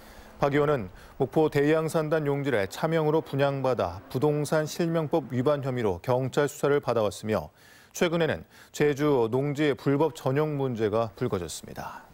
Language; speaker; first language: Korean; native; Korean